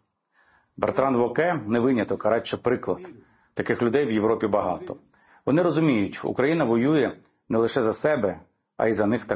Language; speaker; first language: Ukrainian; native; Ukrainian